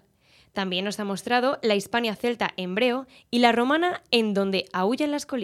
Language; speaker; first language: Spanish; native; Spanish